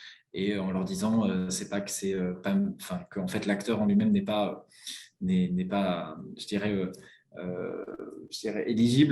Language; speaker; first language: French; native; French